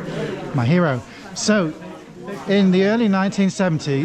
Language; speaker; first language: English; native; English